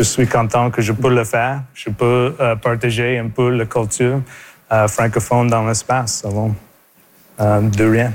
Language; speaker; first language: French; native; French